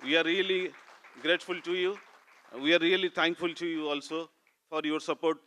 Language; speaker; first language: English; non-native, local second language; Odia